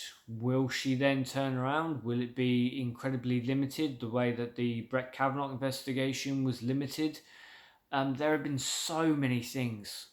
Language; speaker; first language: English; native; English